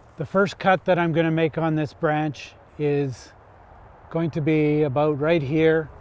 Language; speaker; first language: English; native; English